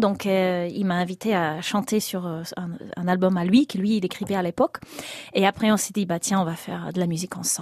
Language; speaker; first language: French; non-native, fluent; English